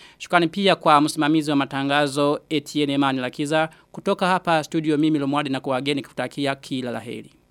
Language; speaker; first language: Swahili; non-native, local second language; Rundi